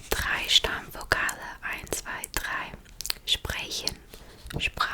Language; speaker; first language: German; non-native, learner; English